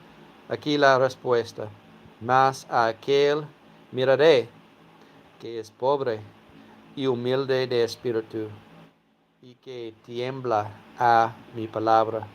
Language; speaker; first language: Spanish; non-native, fluent; English